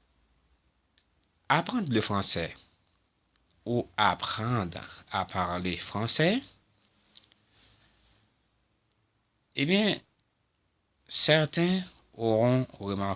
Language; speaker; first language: French; non-native, local second language; Haitian Creole